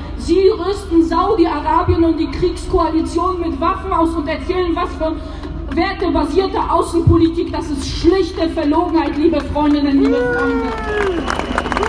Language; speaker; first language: German; early bilingual, other home language; Polish